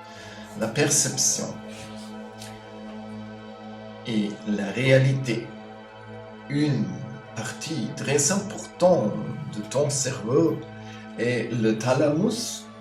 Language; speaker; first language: French; non-native, fluent; German